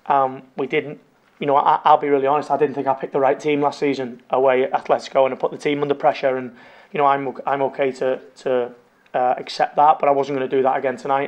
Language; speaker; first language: English; native; English